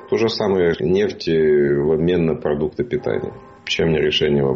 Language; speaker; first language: Russian; native; Russian